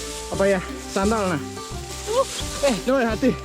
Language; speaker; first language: Indonesian; non-native, learner; English